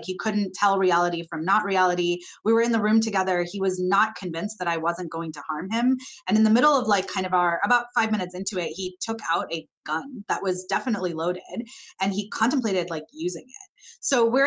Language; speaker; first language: English; non-native, local second language; Malayalam